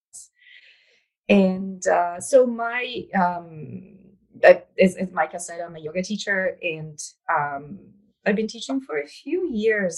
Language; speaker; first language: English; non-native, fluent; Italian